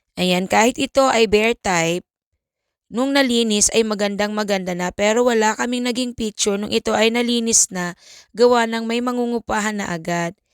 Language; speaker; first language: Filipino; native; Filipino